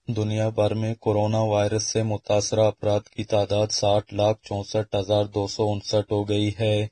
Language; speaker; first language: Urdu; non-native, local second language; Baluchi